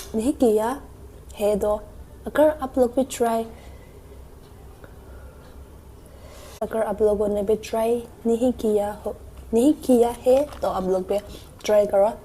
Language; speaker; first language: Hindi; non-native, local second language; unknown